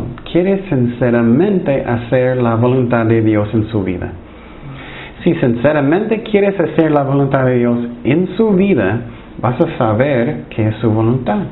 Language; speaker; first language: Spanish; non-native, fluent; English